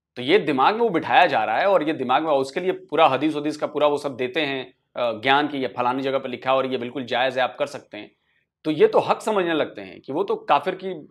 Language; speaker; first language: Hindi; native; Hindi